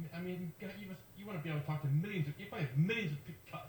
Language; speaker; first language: English; native; English